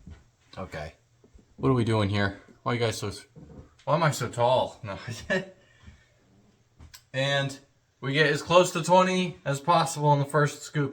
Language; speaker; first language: English; native; English